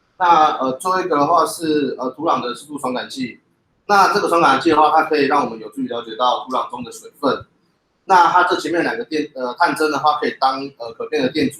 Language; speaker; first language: Chinese; native; Chinese